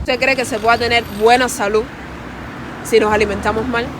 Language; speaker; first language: Spanish; native; Spanish